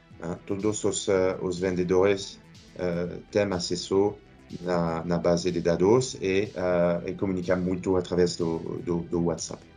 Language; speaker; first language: Portuguese; non-native, fluent; French